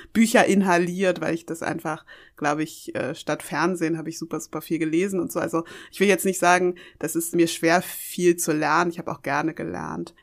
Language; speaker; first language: German; early bilingual, other home language; Yoruba